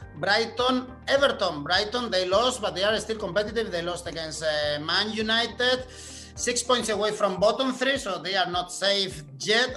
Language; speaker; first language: English; non-native, fluent; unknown